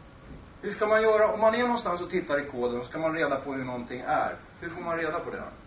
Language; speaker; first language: Swedish; native; Swedish